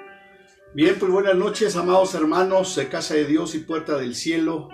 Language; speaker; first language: Spanish; native; Spanish